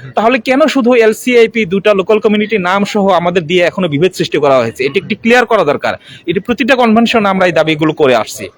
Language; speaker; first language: Bangla; non-native, local second language; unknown